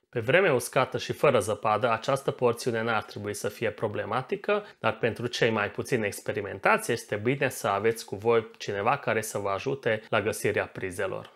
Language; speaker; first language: Romanian; non-native, local second language; Hungarian